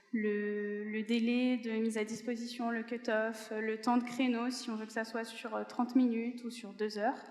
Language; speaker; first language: French; native; French